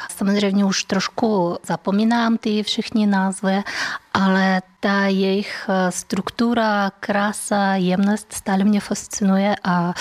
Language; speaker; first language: Czech; non-native, fluent; Russian